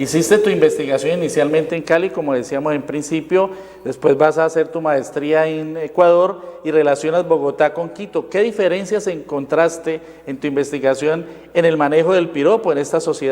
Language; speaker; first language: Spanish; native; Spanish